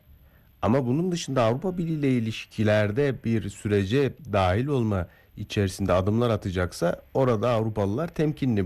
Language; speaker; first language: Turkish; native; Turkish